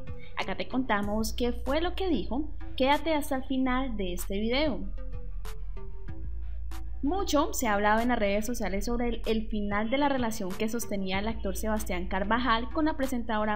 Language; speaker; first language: Spanish; native; Spanish